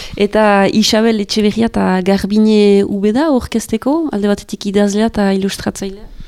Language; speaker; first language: Basque; native; Basque